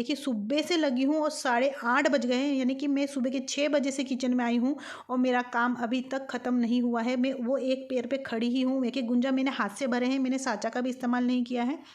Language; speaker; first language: Hindi; non-native, local second language; Bangla